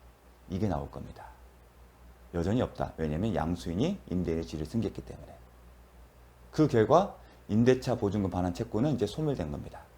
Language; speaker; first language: Korean; native; Korean